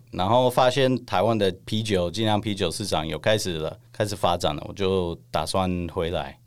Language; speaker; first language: Chinese; non-native, fluent; English